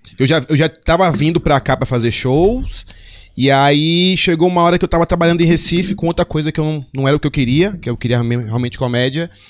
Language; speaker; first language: Portuguese; native; Portuguese